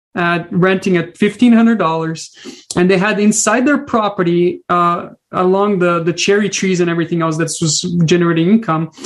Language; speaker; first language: English; non-native, fluent; Portuguese